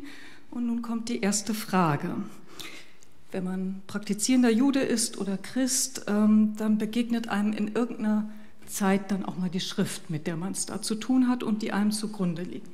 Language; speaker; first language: German; native; German